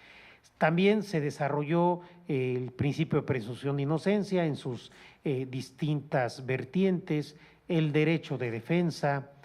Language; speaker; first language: Spanish; native; Spanish